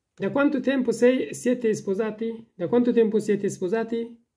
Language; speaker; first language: Italian; non-native, learner; Persian